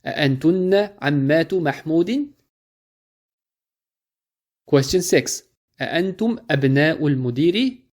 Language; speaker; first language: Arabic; non-native, fluent; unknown